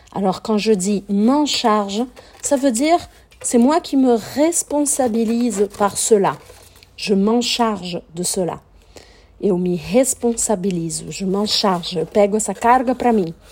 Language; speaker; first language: French; non-native, fluent; Portuguese